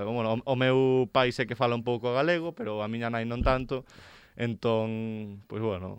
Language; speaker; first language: Galician; non-native, local second language; Spanish